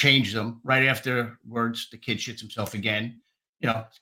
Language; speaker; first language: English; native; English